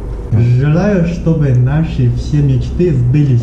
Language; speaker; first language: Russian; non-native, learner; Chinese